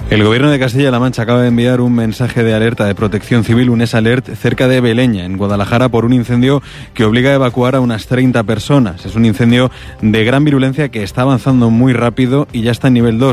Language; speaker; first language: Spanish; native; Spanish